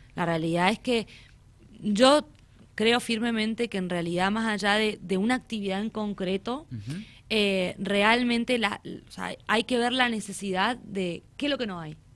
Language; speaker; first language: Spanish; native; Spanish